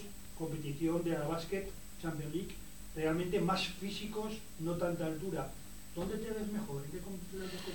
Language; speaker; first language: Spanish; native; Spanish